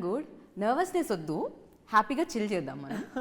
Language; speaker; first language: Telugu; native; Telugu